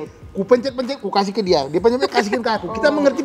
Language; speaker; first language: Indonesian; native; Indonesian